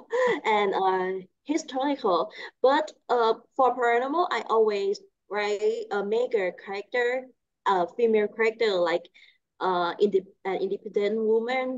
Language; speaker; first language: English; non-native, learner; Thai